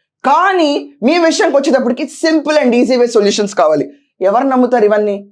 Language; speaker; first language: Telugu; native; Telugu